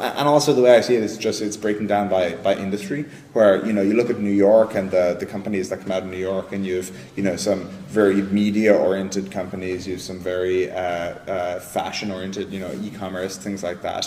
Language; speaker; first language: English; native; English